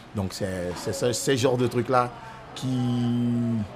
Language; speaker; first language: French; native; French